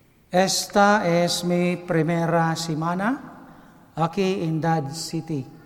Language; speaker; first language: Spanish; non-native, learner; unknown